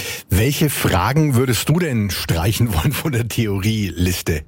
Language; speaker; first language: German; native; German